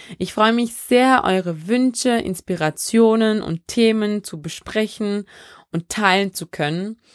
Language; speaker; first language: German; early bilingual, other home language; French